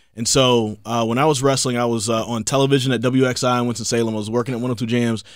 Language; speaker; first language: English; native; English